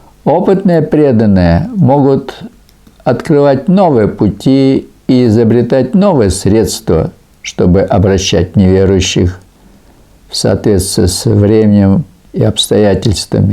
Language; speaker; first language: Russian; native; Russian